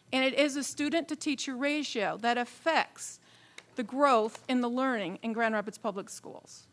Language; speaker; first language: English; native; English